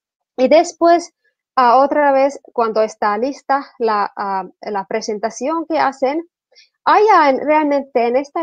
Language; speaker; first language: Spanish; non-native, fluent; Finnish